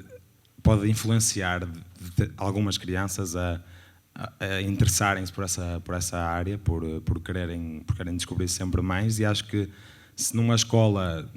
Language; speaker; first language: Portuguese; native; Portuguese